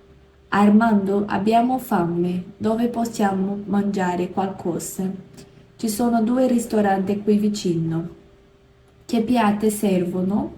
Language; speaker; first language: Italian; non-native, learner; Portuguese